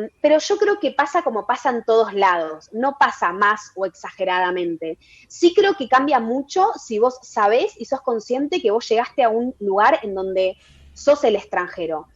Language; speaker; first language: Spanish; native; Spanish